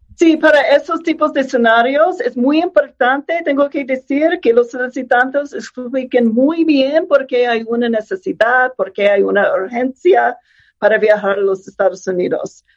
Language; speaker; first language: Spanish; non-native, fluent; English